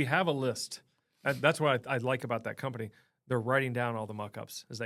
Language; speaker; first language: English; native; English